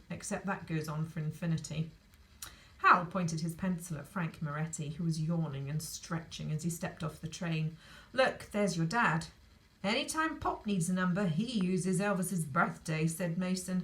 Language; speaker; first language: English; native; English